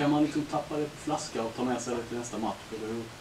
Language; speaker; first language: Swedish; native; Swedish